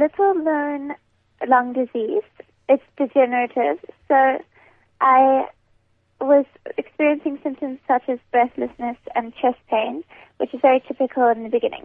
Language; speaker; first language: English; native; English